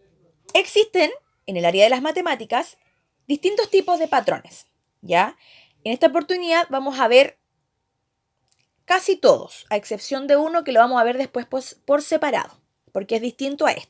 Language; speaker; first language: Spanish; native; Spanish